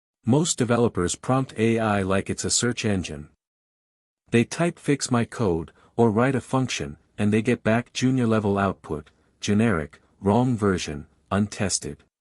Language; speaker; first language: English; native; English